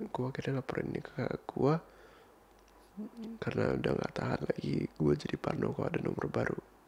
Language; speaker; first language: Indonesian; early bilingual, heritage; Indonesian